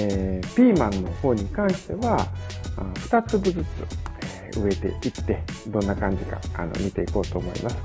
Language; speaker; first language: Japanese; native; Japanese